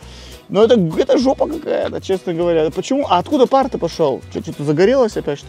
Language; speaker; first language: Russian; native; Russian